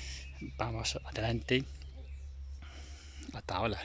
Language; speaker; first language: Spanish; non-native, learner; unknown